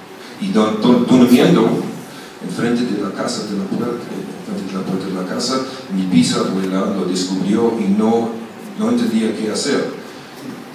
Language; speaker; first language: Spanish; non-native, fluent; German